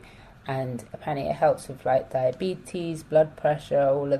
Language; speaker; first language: English; native; English